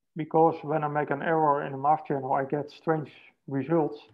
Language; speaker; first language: English; non-native, fluent; Dutch